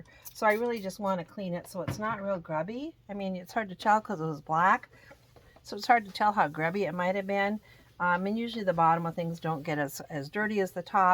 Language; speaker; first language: English; native; English